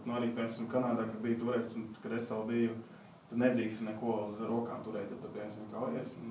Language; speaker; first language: Latvian; native; Latvian